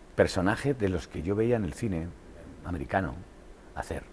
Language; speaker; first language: Spanish; native; Spanish